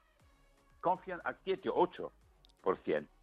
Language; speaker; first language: Spanish; non-native, fluent; Arabic